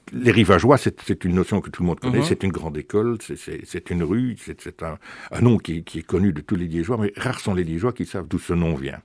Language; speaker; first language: French; native; French